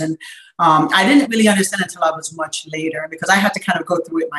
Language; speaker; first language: English; native; English